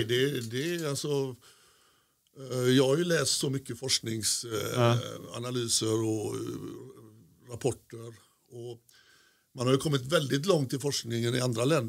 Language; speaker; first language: Swedish; native; Swedish